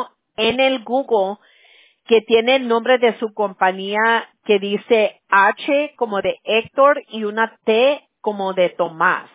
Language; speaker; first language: Spanish; early bilingual, heritage; Spanish